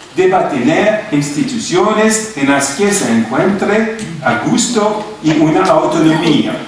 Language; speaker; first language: Spanish; non-native, fluent; French